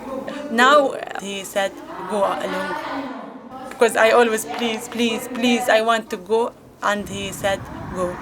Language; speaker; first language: English; non-native, learner; Arabic